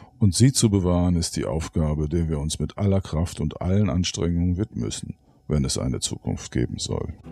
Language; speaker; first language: German; native; German